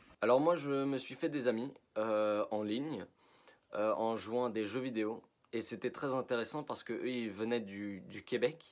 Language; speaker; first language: French; non-native, fluent; English